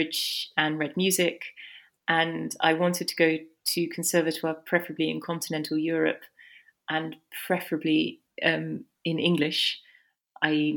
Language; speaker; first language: English; native; English